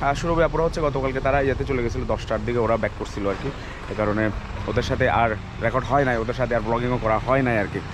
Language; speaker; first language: Bangla; native; Bangla